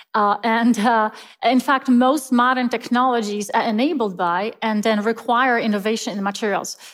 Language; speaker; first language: English; non-native, fluent; Polish